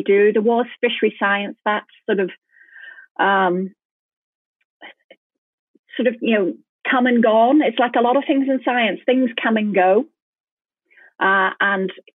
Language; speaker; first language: English; native; English